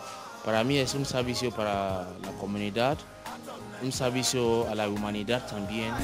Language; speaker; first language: Spanish; non-native, fluent; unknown